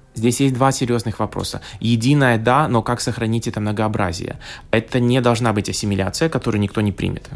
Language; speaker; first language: Russian; native; Russian